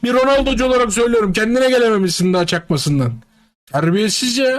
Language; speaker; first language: Turkish; native; Turkish